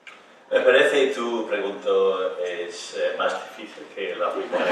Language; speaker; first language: Spanish; non-native, fluent; English